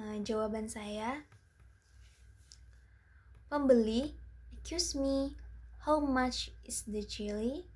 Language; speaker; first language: English; non-native, learner; Indonesian